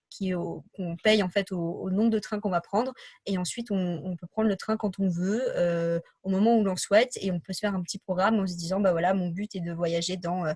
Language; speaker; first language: French; native; French